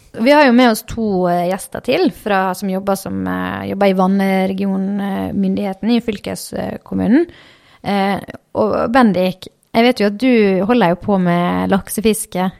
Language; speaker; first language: Norwegian; native; Norwegian